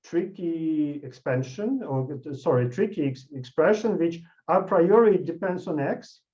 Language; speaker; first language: English; non-native, fluent; Russian